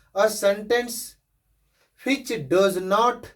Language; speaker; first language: English; non-native, local second language; Kannada